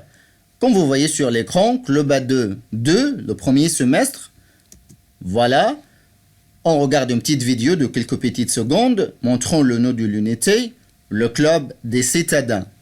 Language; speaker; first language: French; non-native, fluent; Arabic